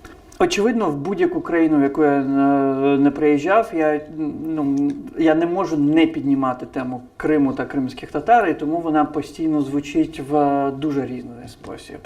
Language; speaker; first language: Ukrainian; non-native, fluent; Crimean Tatar